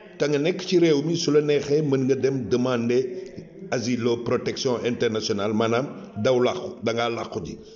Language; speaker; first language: Wolof; native; Wolof